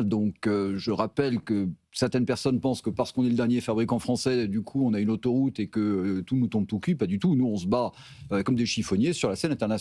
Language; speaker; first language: French; native; French